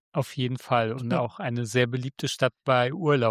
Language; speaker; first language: German; native; German